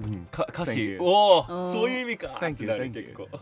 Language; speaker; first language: Japanese; native; Japanese